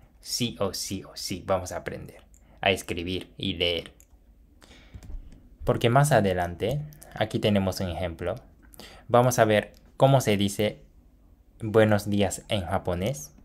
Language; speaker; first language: Spanish; non-native, fluent; Japanese